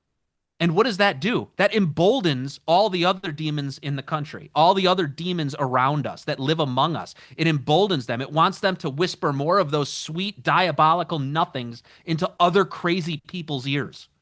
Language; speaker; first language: English; native; English